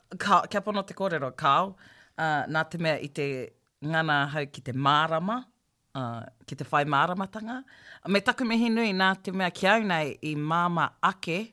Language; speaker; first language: Māori; native; Māori